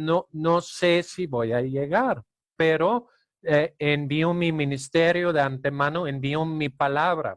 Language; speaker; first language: Spanish; non-native, fluent; Danish